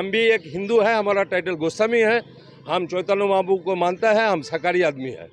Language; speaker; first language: Hindi; non-native, local second language; Bangla